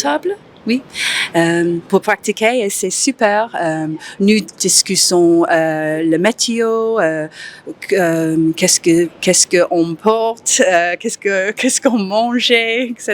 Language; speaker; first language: French; non-native, learner; English